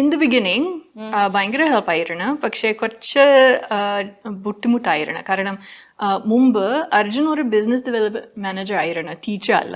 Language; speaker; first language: Malayalam; non-native, learner; English